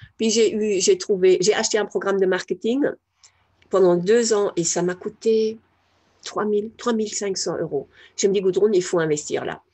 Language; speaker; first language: French; non-native, fluent; German